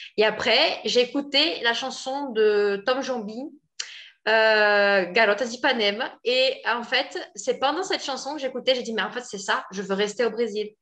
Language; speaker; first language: French; native; French